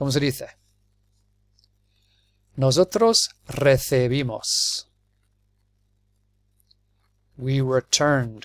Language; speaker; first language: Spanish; non-native, fluent; English